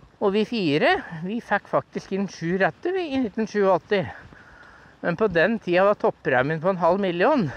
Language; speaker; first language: Norwegian; native; Norwegian